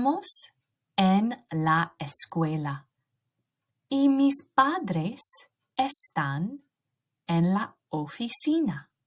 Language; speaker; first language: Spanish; non-native, learner; English